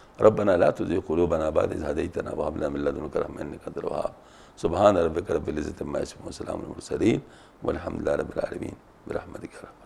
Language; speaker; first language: Urdu; non-native, local second language; Pashto